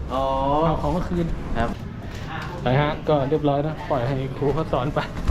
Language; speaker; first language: Thai; native; Thai